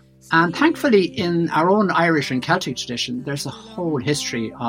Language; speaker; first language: English; native; English